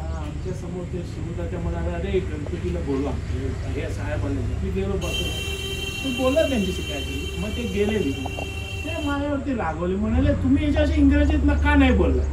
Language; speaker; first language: Marathi; native; Marathi